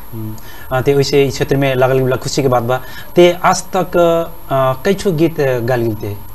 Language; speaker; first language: Bhojpuri; non-native, local second language; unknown